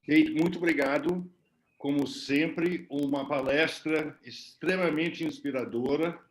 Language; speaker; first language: Portuguese; non-native, fluent; English